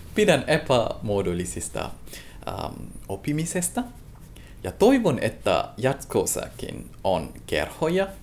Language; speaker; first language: Finnish; non-native, fluent; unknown